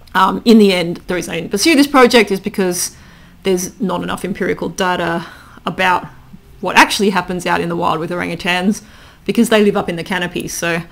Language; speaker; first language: English; native; English